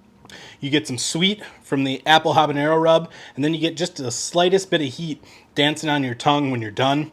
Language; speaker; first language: English; native; English